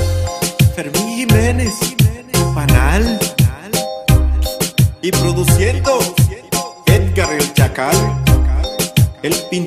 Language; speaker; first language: Spanish; native; Spanish